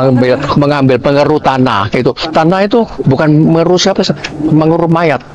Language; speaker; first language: Indonesian; non-native, learner; Cantonese